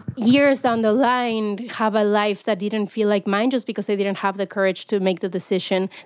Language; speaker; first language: English; non-native, fluent; Spanish